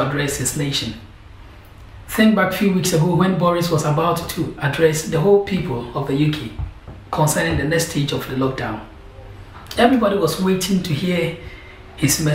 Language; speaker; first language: English; non-native, local second language; Akan